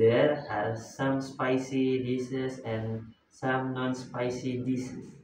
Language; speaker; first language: English; non-native, learner; Indonesian